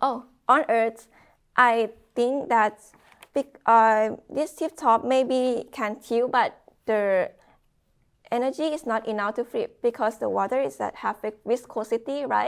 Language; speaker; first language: English; non-native, fluent; Thai